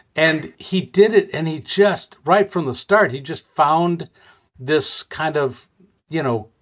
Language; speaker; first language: English; native; English